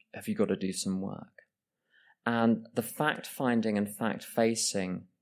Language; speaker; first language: English; native; English